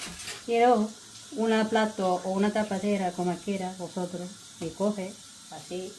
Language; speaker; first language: Spanish; non-native, learner; Malayalam